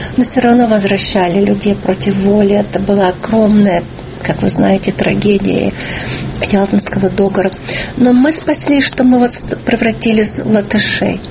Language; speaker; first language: Russian; early bilingual, heritage; Russian